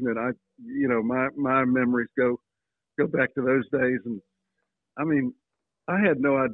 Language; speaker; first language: English; native; English